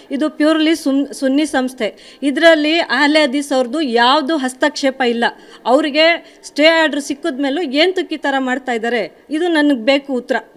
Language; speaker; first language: Kannada; non-native, local second language; Urdu